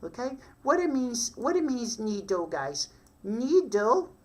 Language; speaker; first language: English; non-native, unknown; Portuguese